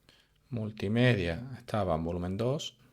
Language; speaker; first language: Spanish; native; Spanish